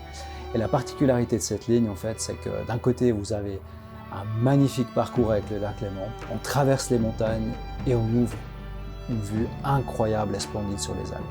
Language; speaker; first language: French; native; French